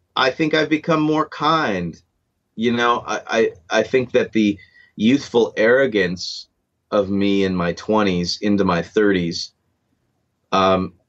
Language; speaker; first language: English; native; English